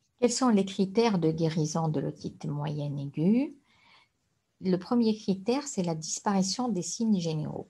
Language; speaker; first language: French; non-native, local second language; Arabic